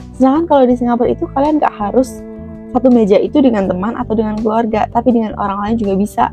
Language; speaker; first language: Indonesian; native; Indonesian